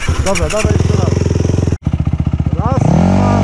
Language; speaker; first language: Polish; native; Polish